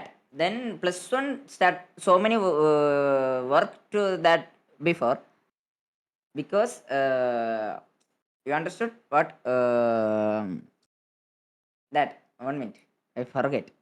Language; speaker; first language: English; non-native, learner; Malayalam